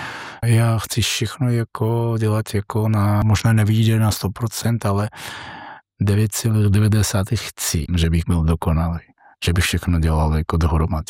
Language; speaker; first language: Czech; non-native, fluent; Georgian